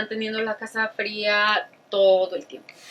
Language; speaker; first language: Spanish; native; Spanish